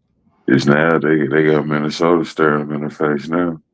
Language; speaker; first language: English; native; English